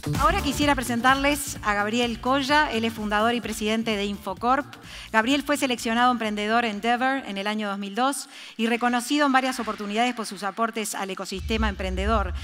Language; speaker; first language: Spanish; native; Spanish